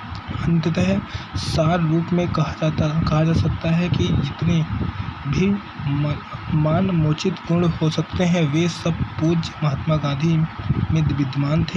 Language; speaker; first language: Hindi; native; Hindi